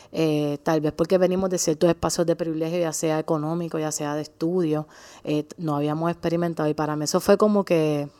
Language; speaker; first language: Spanish; native; Spanish